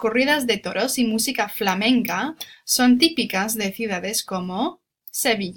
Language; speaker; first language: Spanish; non-native, fluent; English